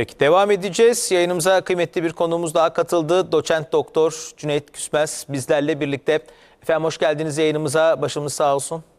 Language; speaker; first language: Turkish; native; Turkish